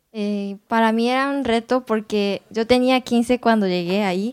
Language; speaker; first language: Spanish; non-native, learner; Japanese